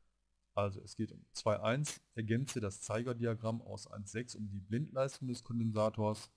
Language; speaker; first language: German; native; German